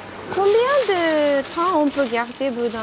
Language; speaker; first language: French; non-native, learner; Japanese